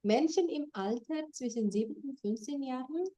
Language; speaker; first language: German; non-native, fluent; Indonesian